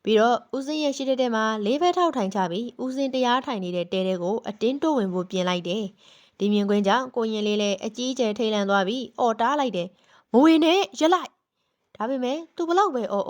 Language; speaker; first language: Burmese; native; Burmese